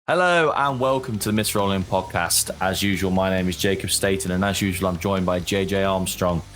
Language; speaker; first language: English; native; English